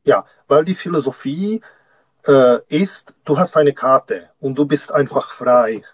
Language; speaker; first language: German; non-native, learner; Czech